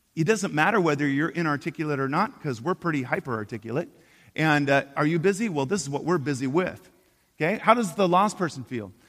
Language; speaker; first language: English; native; English